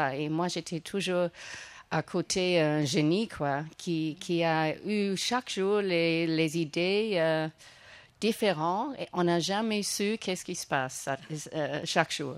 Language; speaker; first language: French; non-native, fluent; English